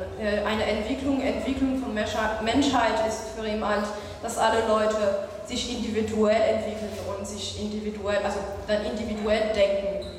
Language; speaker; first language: German; non-native, fluent; French